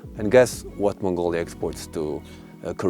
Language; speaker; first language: English; non-native, local second language; Mongolian